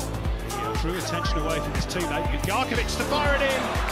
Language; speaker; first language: English; native; English